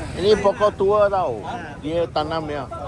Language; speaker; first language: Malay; non-native, local second language; Chinese